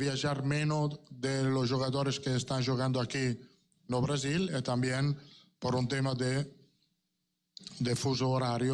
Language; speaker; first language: Portuguese; non-native, fluent; Spanish